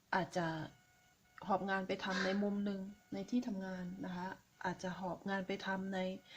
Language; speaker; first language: Thai; native; Thai